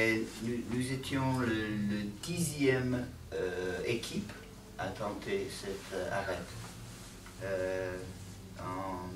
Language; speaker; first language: French; non-native, learner; English